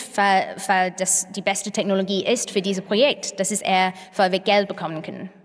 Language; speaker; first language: German; non-native, fluent; English